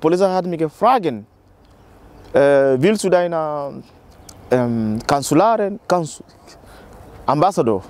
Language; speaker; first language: German; non-native, learner; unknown